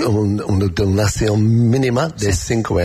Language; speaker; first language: Spanish; non-native, learner; English